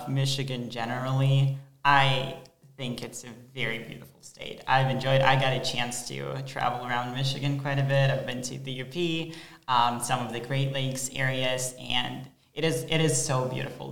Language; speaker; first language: English; non-native, fluent; Ukrainian